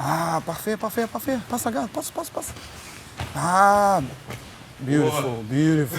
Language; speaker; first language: French; non-native, learner; Portuguese